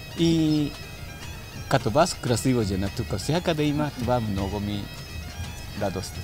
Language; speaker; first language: Bulgarian; non-native, learner; Japanese